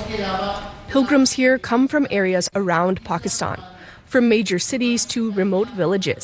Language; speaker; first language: English; native; English